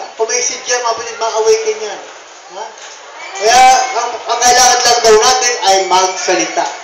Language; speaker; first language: Filipino; native; Filipino